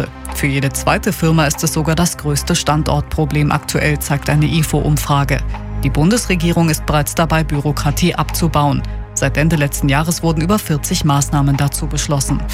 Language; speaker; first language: German; native; German